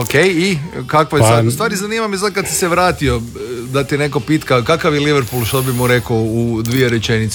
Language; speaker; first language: Serbian; native; Serbian